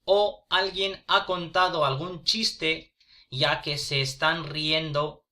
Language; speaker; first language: Spanish; non-native, fluent; Urdu